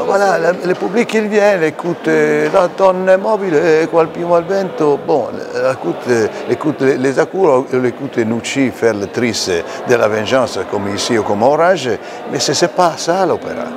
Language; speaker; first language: French; non-native, fluent; Italian